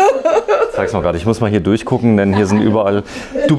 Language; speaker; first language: German; native; German